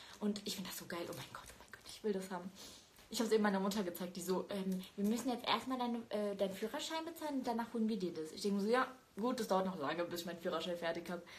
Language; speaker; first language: German; early bilingual, other home language; Turkish